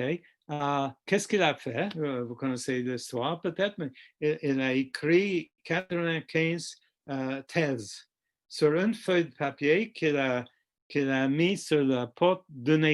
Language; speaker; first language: French; non-native, fluent; English